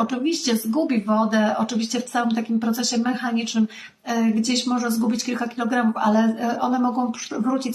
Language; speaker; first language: Polish; native; Polish